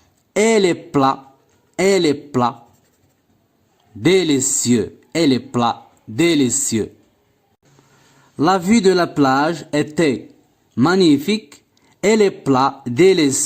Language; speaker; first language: French; non-native, local second language; Arabic